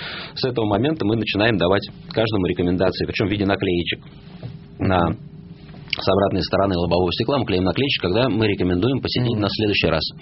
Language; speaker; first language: Russian; native; Russian